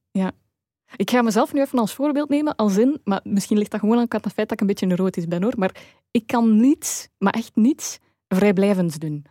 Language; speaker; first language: Dutch; native; Dutch